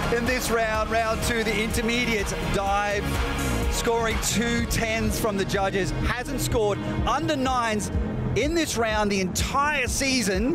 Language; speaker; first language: English; native; English